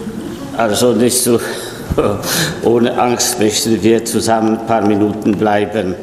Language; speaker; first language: German; non-native, fluent; Polish